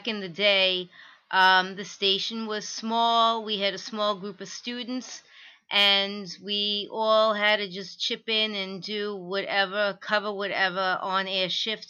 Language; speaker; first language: English; native; English